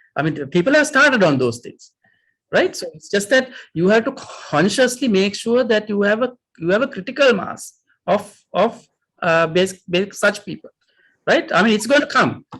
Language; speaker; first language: English; non-native, local second language; Sinhala